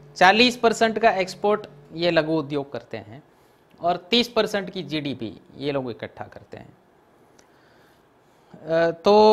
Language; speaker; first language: Hindi; non-native, local second language; Gujarati